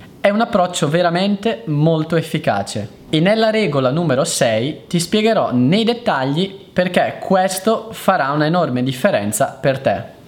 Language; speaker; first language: Italian; native; Italian